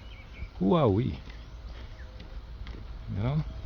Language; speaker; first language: English; native; English